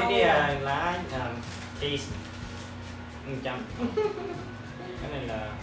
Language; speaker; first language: Vietnamese; early bilingual, other home language; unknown